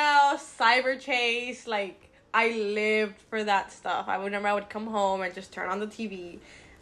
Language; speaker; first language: English; early bilingual, other home language; Spanish